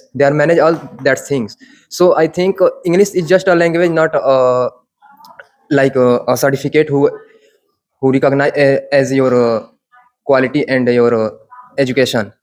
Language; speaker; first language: English; non-native, learner; Hindi